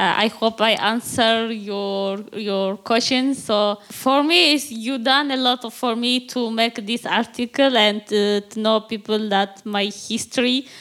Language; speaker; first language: English; non-native, learner; Tigrinya